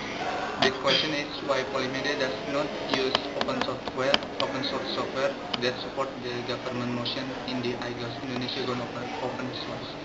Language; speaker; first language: English; non-native, learner; Indonesian